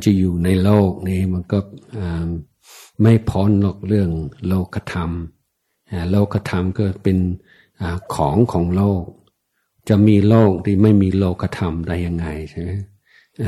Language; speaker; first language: Thai; non-native, fluent; English